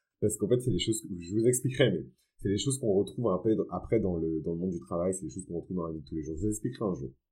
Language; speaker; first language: French; early bilingual, other home language; Fon